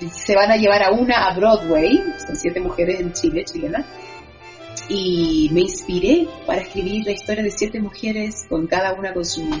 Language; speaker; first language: Spanish; early bilingual, other home language; Portuguese